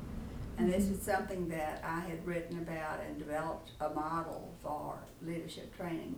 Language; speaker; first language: English; native; English